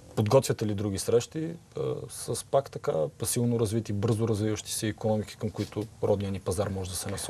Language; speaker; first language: Bulgarian; native; Bulgarian